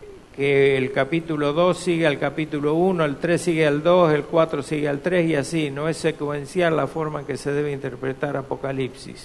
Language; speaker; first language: Spanish; native; Spanish